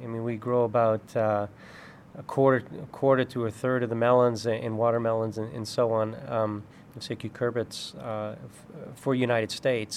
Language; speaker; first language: English; native; English